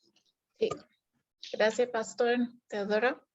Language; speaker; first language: Spanish; non-native, fluent; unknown